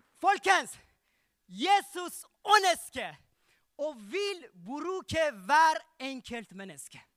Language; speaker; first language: Norwegian; non-native, learner; Persian